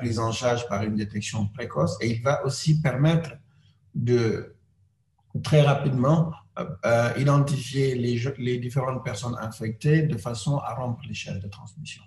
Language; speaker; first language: French; non-native, local second language; Wolof